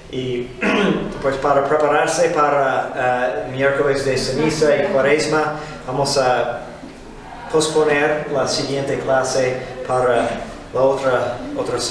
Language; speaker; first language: Spanish; non-native, fluent; English